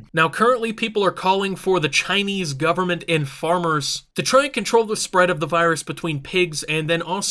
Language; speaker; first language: English; native; English